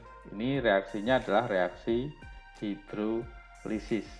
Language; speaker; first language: Indonesian; native; Indonesian